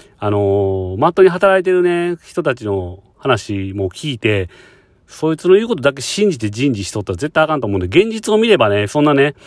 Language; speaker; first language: Japanese; native; Japanese